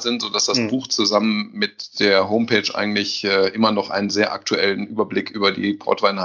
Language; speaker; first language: German; native; German